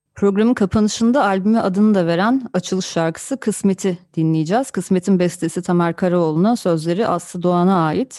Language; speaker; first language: Turkish; native; Turkish